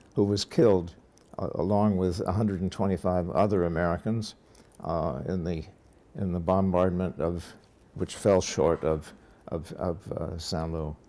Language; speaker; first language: English; native; English